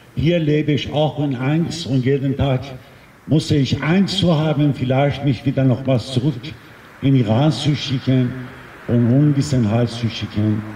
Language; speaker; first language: German; non-native, fluent; Persian